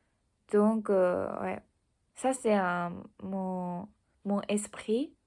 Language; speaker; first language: French; non-native, learner; Japanese